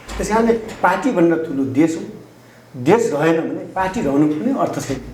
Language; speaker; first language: Nepali; native; Nepali